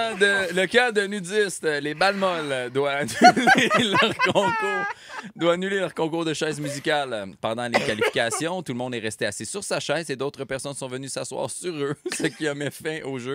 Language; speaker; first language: French; native; French